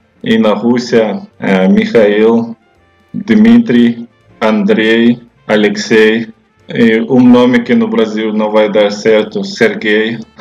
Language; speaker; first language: Portuguese; non-native, fluent; Russian